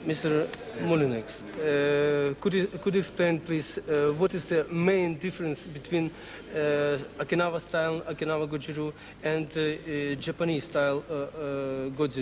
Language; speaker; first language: English; non-native, fluent; Russian